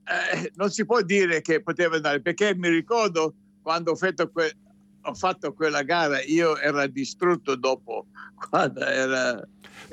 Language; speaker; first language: Italian; non-native, fluent; English